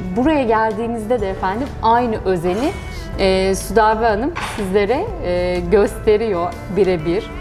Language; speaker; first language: Turkish; native; Turkish